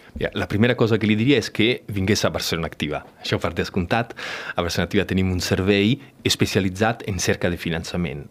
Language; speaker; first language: Catalan; non-native, fluent; Italian